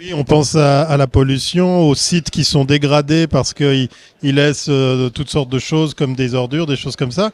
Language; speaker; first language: French; native; French